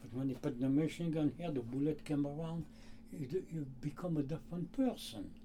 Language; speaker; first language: English; non-native, learner; Armenian